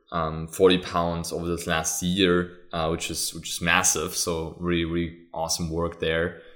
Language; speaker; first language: English; non-native, fluent; German